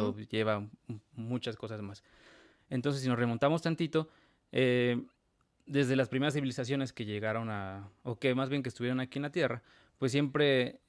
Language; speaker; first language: Spanish; native; Spanish